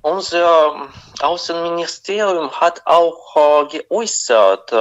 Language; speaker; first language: German; non-native, fluent; Russian